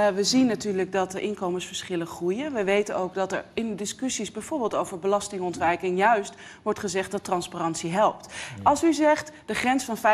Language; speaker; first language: Dutch; native; Dutch